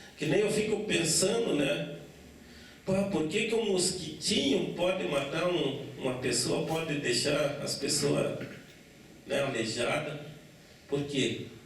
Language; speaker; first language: Portuguese; non-native, local second language; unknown